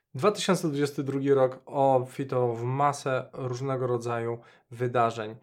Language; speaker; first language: Polish; native; Polish